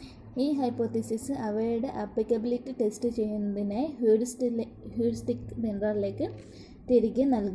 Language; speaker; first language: Malayalam; native; Malayalam